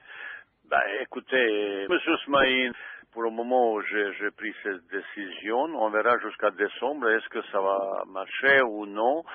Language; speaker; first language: French; non-native, fluent; Bosnian